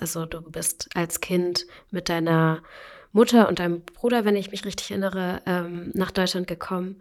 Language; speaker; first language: German; native; German